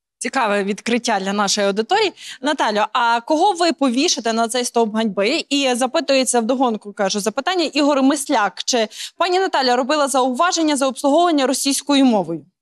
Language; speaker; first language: Ukrainian; native; Ukrainian